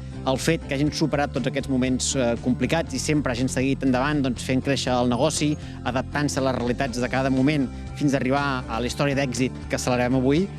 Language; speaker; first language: Catalan; native; Catalan